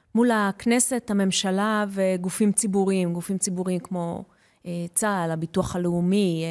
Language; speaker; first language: Hebrew; early bilingual, heritage; Hebrew